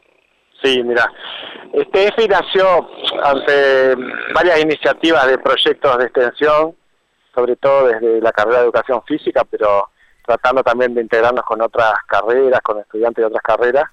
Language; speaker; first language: Spanish; native; Spanish